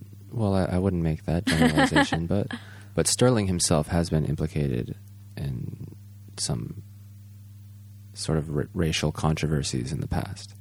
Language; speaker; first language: English; native; English